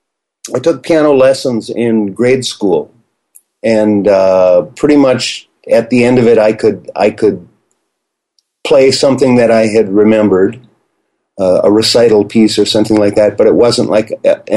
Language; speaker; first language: English; native; English